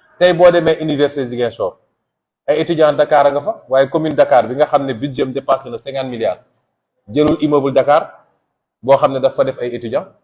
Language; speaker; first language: Wolof; non-native, local second language; Jola-Fonyi